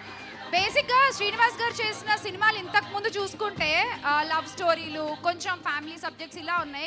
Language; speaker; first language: Telugu; native; Telugu